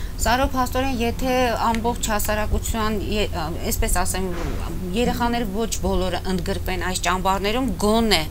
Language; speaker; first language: Armenian; native; Armenian